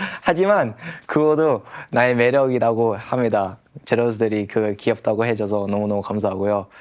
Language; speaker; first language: Korean; early bilingual, heritage; English